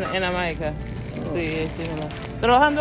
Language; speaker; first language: Spanish; non-native, learner; English